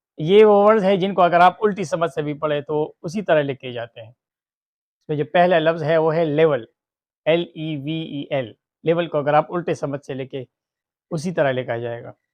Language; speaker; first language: Urdu; non-native, local second language; Pashto